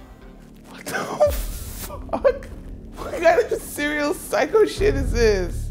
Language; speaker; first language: English; native; English